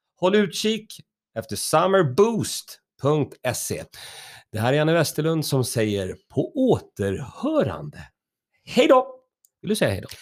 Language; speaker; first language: Swedish; native; Swedish